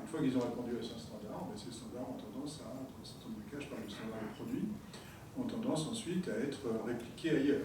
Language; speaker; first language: French; native; French